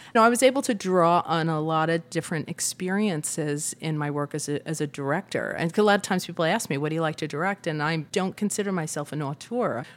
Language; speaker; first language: English; native; English